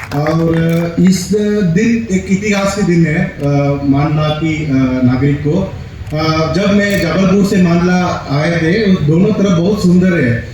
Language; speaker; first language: Hindi; non-native, local second language; Tamil